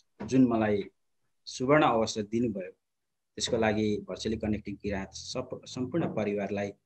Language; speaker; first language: Nepali; native; Nepali